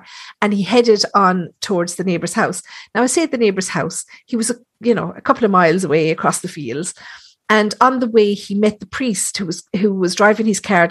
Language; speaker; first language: English; native; English